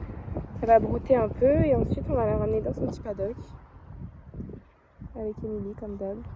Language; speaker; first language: French; native; French